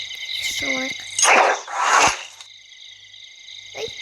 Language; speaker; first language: Kazakh; native; Kazakh